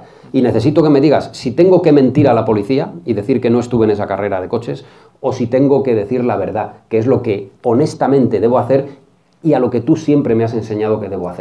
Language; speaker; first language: Spanish; native; Spanish